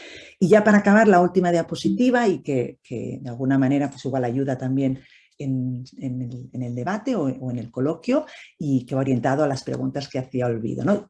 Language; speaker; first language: Spanish; native; Spanish